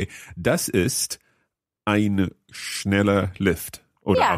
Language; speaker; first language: German; non-native, learner; English